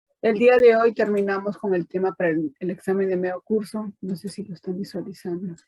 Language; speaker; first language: Spanish; native; Spanish